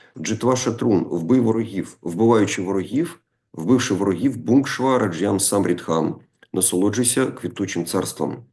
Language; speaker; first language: Ukrainian; non-native, local second language; Russian